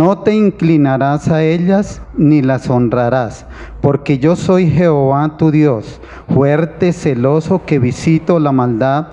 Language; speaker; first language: Spanish; native; Spanish